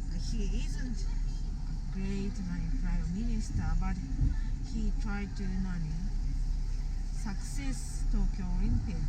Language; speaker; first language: English; non-native, learner; Japanese